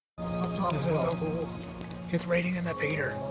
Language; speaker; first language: English; native; English